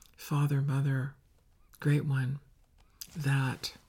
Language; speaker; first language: English; native; English